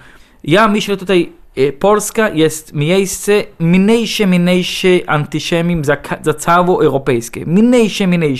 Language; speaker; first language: Polish; non-native, learner; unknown